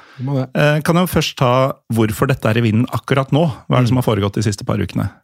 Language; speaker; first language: Norwegian; native; Norwegian